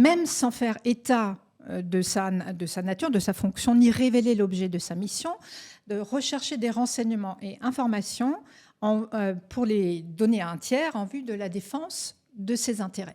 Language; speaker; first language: French; native; French